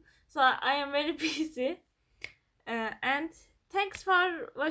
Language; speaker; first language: English; non-native, learner; Turkish